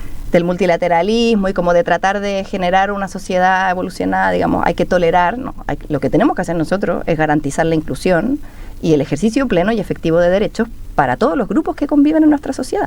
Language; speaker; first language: Spanish; native; Spanish